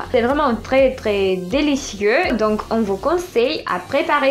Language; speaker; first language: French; non-native, fluent; Russian